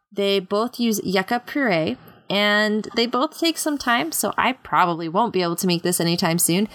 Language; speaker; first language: English; native; English